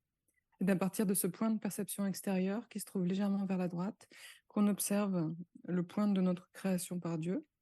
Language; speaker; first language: French; native; French